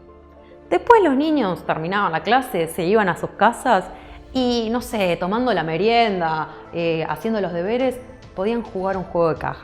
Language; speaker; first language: Spanish; native; Spanish